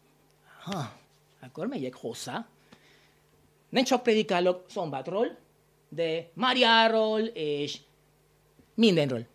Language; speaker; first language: Hungarian; non-native, learner; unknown